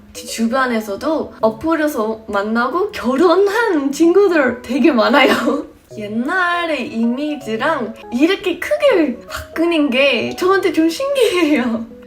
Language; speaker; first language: Korean; non-native, fluent; English